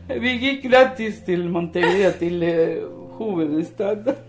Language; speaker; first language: Norwegian; early bilingual, other home language; Spanish